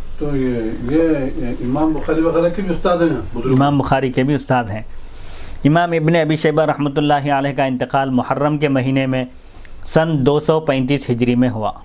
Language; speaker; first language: Urdu; native; Urdu